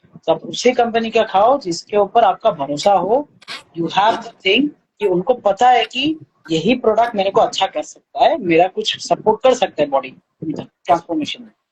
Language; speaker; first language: Hindi; non-native, local second language; Bangla